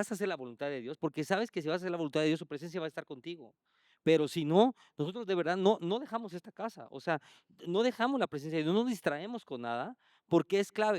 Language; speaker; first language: Spanish; native; Spanish